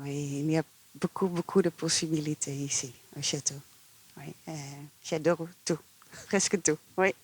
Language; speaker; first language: French; non-native, fluent; Dutch